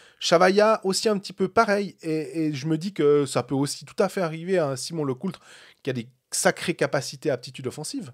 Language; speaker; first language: French; native; French